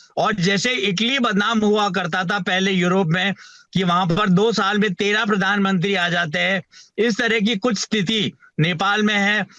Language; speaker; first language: Hindi; native; Hindi